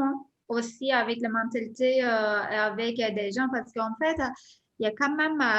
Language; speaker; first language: French; non-native, fluent; Turkish